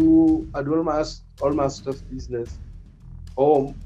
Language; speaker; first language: English; non-native, learner; French